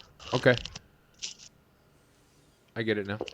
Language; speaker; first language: English; native; English